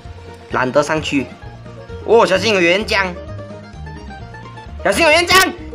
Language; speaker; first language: Chinese; native; Chinese